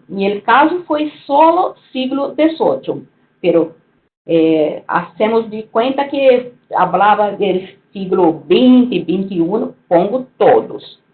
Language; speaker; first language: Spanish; non-native, fluent; Portuguese